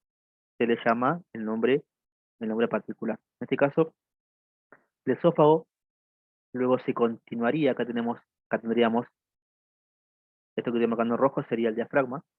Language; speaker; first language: Spanish; native; Spanish